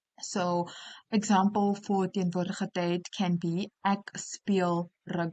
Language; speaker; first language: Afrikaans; non-native, local second language; English